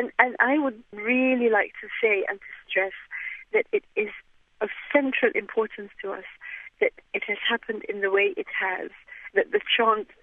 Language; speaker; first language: English; non-native, fluent; Arabic